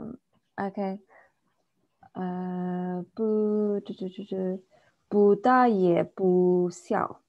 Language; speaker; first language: Chinese; non-native, learner; English